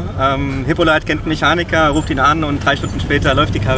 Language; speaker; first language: German; native; German